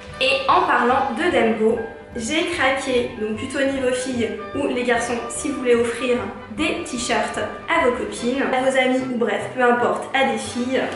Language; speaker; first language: French; early bilingual, other home language; Portuguese